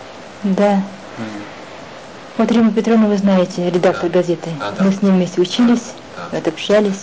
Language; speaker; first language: Russian; non-native, local second language; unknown